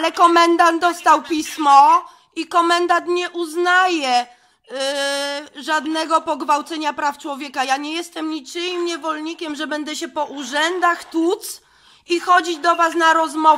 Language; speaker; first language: Polish; native; Polish